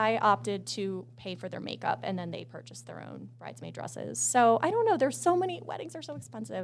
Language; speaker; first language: English; native; English